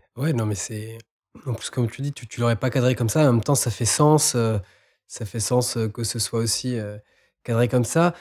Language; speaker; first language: French; native; French